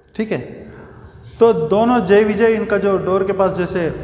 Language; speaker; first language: Hindi; non-native, local second language; Telugu